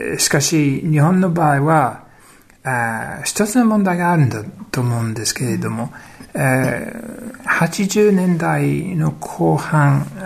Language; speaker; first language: Japanese; non-native, fluent; English